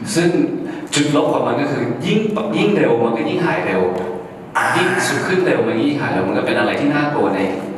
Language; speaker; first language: Thai; early bilingual, heritage; Thai